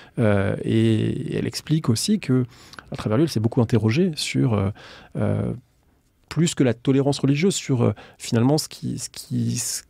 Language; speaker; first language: French; native; French